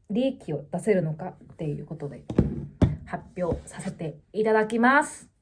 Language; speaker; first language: Japanese; non-native, learner; Korean